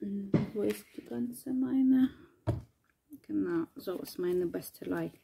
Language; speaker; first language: German; non-native, learner; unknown